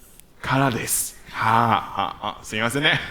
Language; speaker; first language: Japanese; non-native, learner; Chinese